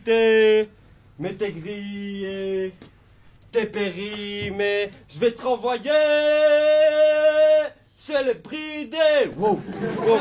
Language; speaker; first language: French; native; French